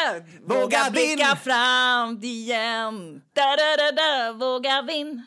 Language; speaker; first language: Swedish; native; Swedish